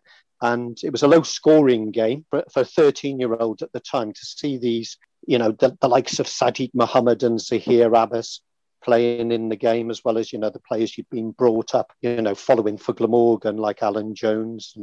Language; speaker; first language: English; native; English